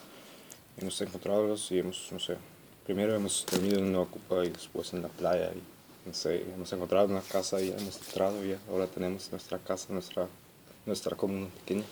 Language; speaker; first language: Spanish; non-native, learner; German